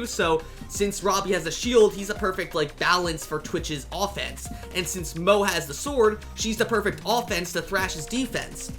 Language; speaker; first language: English; native; English